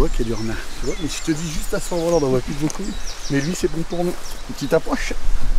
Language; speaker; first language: French; native; French